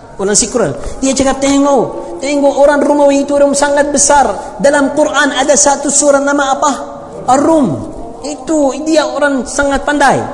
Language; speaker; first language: Malay; non-native, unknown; Arabic